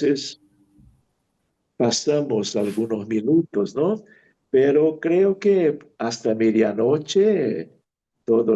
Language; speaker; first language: Spanish; non-native, fluent; Portuguese